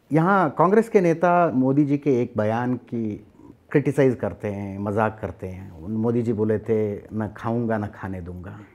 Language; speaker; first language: Hindi; non-native, local second language; Kannada